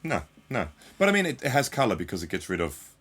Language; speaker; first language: English; native; English